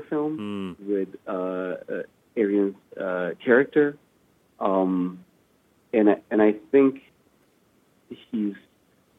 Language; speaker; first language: English; native; English